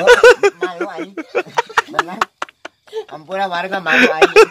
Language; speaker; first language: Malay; non-native, local second language; Sundanese